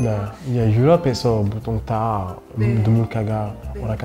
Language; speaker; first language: Korean; non-native, learner; French